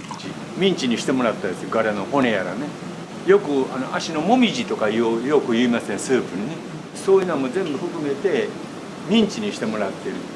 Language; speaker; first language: Japanese; native; Japanese